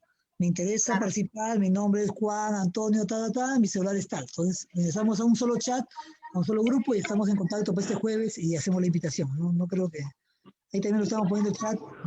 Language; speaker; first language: Spanish; native; Spanish